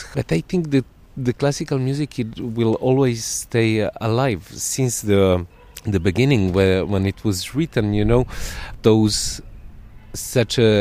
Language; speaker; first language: English; non-native, fluent; Serbian